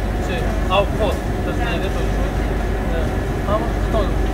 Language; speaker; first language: Russian; non-native, local second language; Tajik